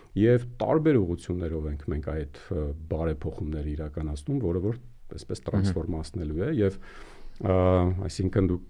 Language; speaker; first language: Armenian; native; Armenian